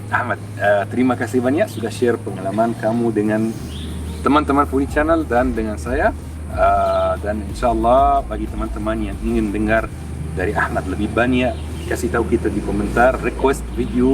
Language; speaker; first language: Indonesian; non-native, fluent; Arabic